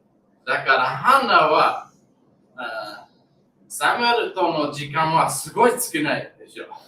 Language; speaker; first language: Japanese; non-native, learner; English